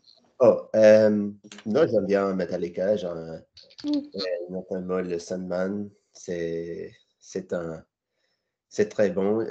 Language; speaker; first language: French; non-native, learner; English